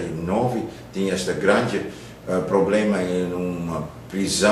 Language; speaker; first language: Portuguese; non-native, fluent; Dutch